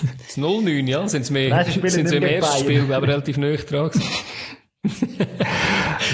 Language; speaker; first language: German; native; German